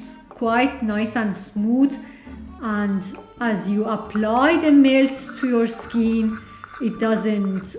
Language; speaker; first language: English; non-native, fluent; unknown